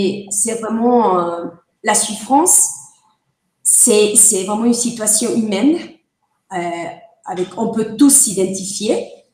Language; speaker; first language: French; non-native, fluent; Spanish